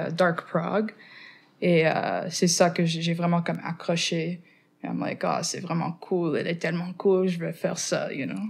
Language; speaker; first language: French; non-native, fluent; English